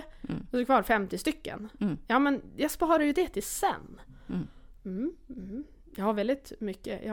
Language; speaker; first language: Swedish; native; Swedish